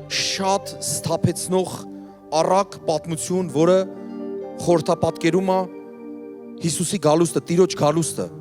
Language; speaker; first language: Armenian; native; Armenian